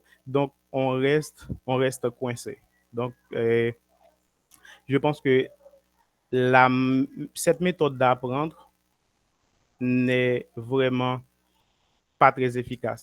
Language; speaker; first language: French; non-native, local second language; Haitian Creole